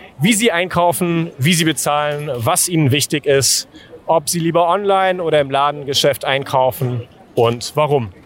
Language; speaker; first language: German; native; German